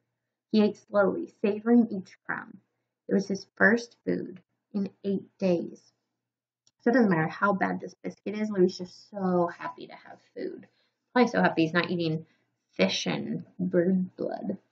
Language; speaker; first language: English; native; English